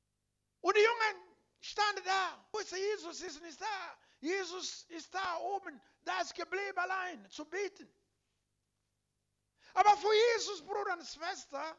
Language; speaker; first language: German; non-native, learner; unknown